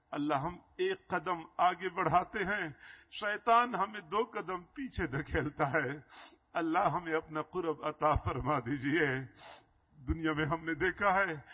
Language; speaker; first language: Urdu; non-native, local second language; Punjabi